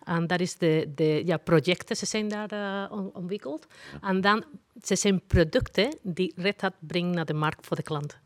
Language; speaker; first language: Dutch; non-native, learner; Spanish